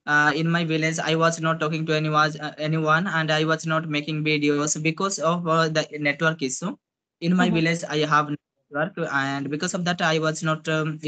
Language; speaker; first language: English; non-native, local second language; Odia